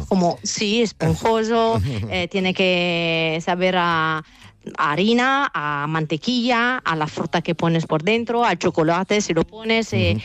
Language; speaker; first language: Spanish; non-native, fluent; Italian